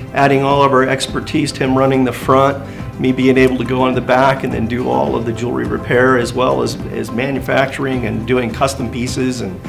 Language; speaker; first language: English; native; English